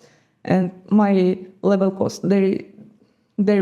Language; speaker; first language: English; non-native, fluent; Gagauz